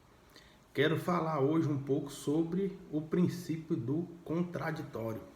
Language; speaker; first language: Portuguese; native; Portuguese